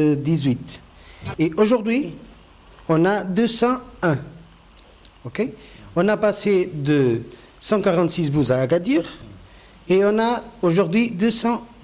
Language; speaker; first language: French; non-native, fluent; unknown